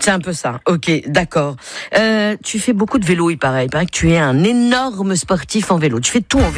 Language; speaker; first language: French; native; French